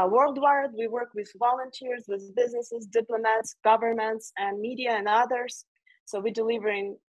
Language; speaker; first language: English; non-native, fluent; Ukrainian